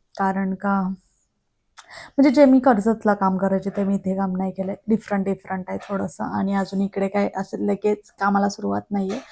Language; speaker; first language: Marathi; native; Marathi